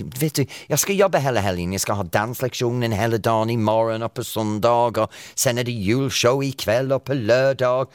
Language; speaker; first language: Swedish; non-native, fluent; English